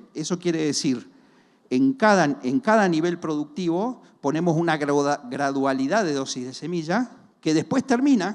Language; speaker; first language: Spanish; native; Spanish